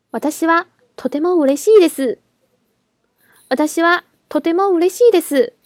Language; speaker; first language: Japanese; non-native, fluent; Chinese